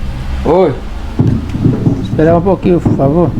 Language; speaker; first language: Portuguese; non-native, learner; Haitian Creole